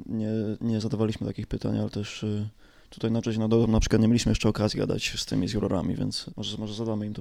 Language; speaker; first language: Polish; native; Polish